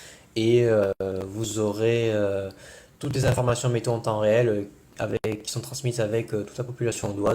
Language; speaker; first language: French; native; French